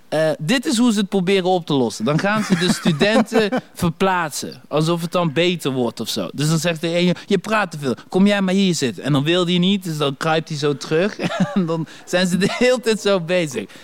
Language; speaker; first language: Dutch; native; Dutch